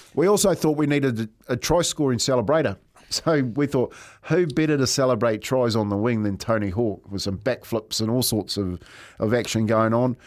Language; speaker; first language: English; native; English